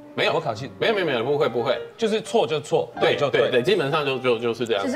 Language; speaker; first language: Chinese; non-native, fluent; Swedish